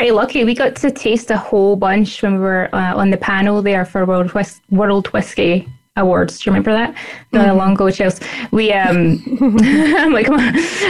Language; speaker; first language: English; native; English